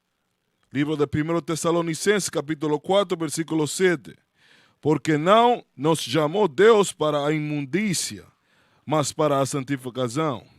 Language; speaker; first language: Portuguese; non-native, learner; Spanish